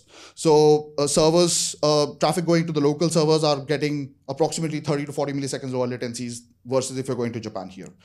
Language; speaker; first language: English; non-native, fluent; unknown